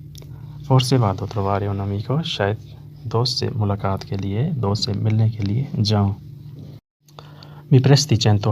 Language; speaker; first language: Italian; non-native, learner; Urdu